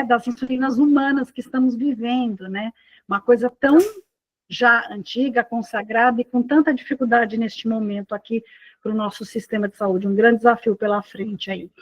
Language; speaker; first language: Portuguese; native; Portuguese